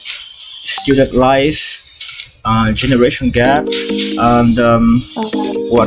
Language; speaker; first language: English; non-native, fluent; Portuguese